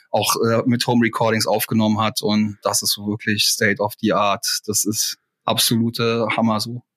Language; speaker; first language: German; native; German